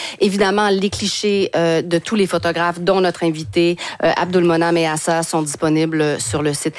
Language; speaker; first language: French; native; French